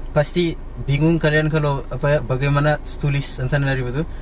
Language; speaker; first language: Indonesian; non-native, fluent; Malagasy